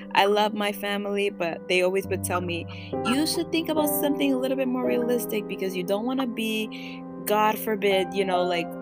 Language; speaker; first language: English; early bilingual, other home language; Spanish